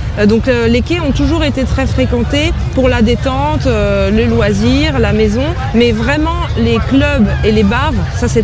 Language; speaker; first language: French; native; French